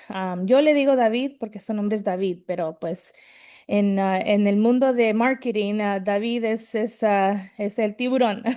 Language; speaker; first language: Spanish; early bilingual, heritage; Spanish